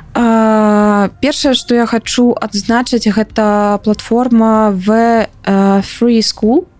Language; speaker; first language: Belarusian; non-native, local second language; Russian